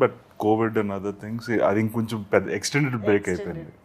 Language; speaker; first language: Telugu; native; Telugu